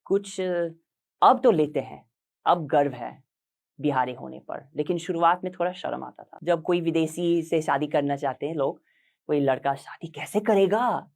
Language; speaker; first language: Hindi; non-native, fluent; English